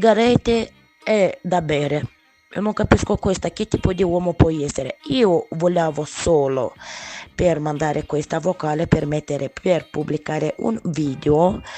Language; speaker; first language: Italian; non-native, learner; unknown